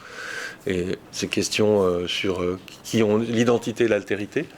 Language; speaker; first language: French; native; French